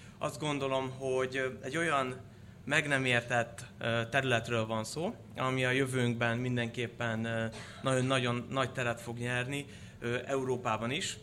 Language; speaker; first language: Hungarian; native; Hungarian